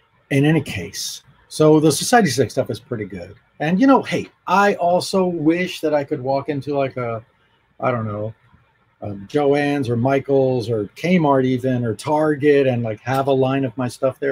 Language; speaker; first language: English; native; English